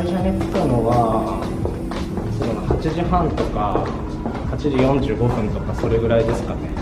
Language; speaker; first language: Japanese; native; Japanese